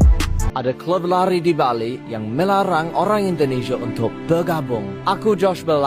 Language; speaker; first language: Indonesian; non-native, fluent; English